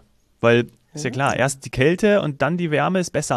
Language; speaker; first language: German; native; German